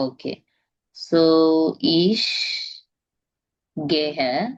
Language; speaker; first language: German; non-native, learner; Tamil